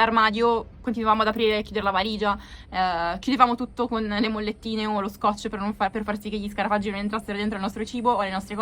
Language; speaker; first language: Italian; native; Italian